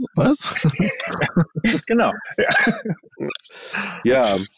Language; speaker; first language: German; early bilingual, other home language; English